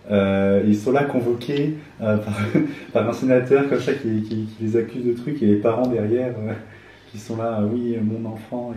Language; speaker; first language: French; native; French